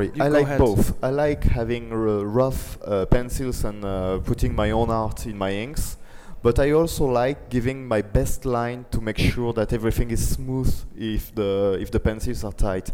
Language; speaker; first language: English; non-native, fluent; French